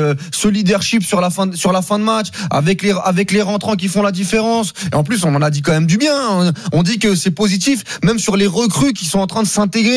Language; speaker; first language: French; native; French